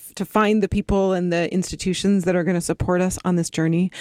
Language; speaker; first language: English; native; English